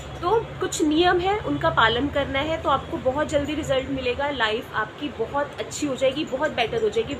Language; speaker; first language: Hindi; native; Hindi